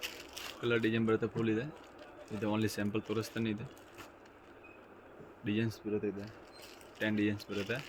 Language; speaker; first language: Kannada; non-native, local second language; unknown